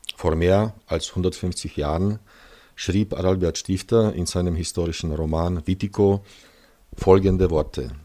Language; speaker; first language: German; non-native, fluent; Czech